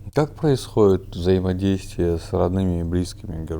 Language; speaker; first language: Russian; non-native, local second language; Chechen